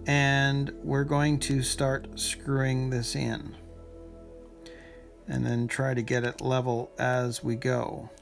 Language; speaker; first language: English; native; English